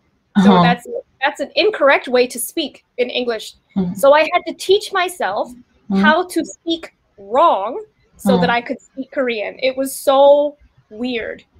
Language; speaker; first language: English; non-native, fluent; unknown